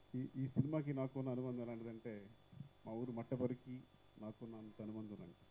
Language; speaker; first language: Telugu; native; Telugu